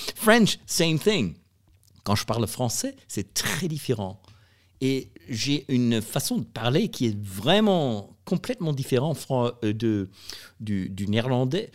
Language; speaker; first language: French; non-native, fluent; Dutch